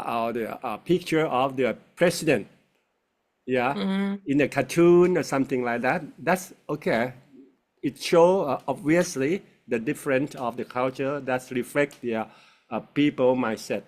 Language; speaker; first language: English; non-native, fluent; Thai